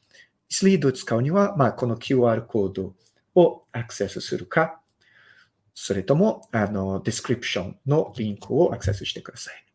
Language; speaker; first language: Japanese; non-native, fluent; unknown